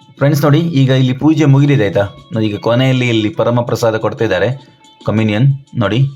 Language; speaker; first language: Kannada; non-native, local second language; Konkani